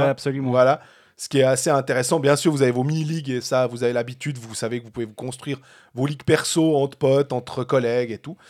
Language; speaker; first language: French; native; French